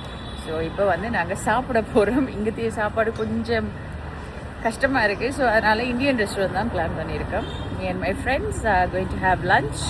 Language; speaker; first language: Tamil; native; Tamil